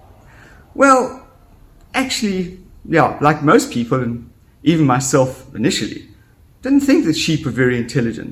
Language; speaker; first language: English; native; English